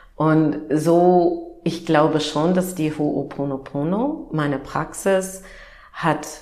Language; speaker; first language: German; non-native, fluent; English